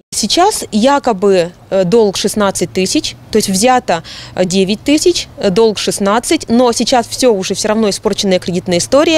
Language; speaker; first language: Russian; native; Russian